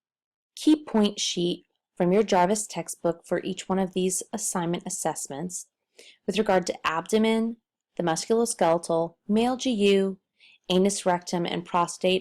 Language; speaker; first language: English; native; English